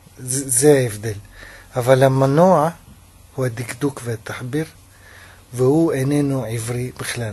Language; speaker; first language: Hebrew; non-native, fluent; Russian